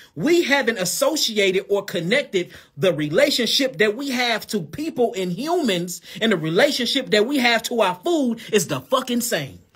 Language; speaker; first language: English; native; English